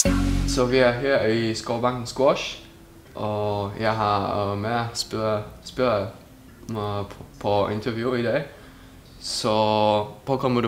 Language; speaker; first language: Danish; non-native, learner; Slovak